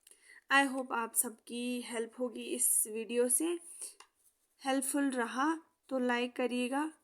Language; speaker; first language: Hindi; native; Hindi